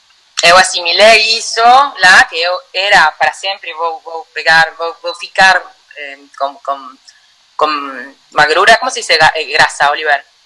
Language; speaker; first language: Portuguese; non-native, learner; Spanish